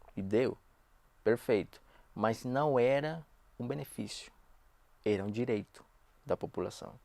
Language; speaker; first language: Portuguese; non-native, fluent; Spanish